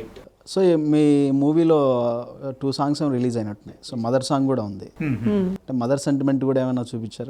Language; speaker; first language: Telugu; native; Telugu